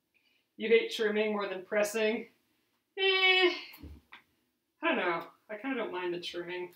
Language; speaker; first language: English; native; English